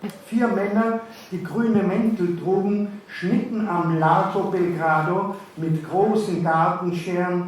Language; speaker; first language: German; native; German